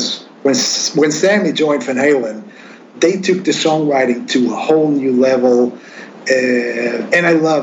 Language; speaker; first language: English; non-native, fluent; Swedish